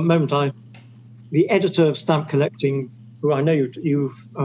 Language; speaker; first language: English; native; English